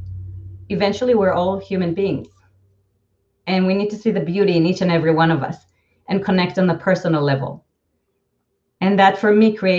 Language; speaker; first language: English; non-native, fluent; Hebrew